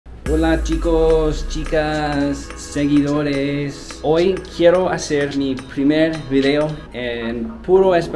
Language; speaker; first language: Spanish; non-native, learner; English